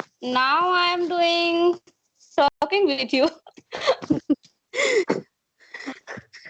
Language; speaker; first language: English; non-native, learner; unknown